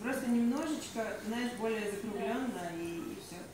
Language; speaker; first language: Russian; native; Russian